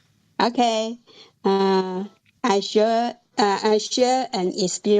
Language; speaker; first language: English; non-native, learner; Chinese